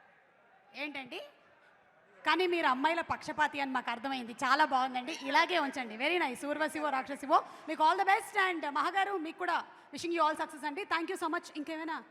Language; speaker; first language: Telugu; native; Telugu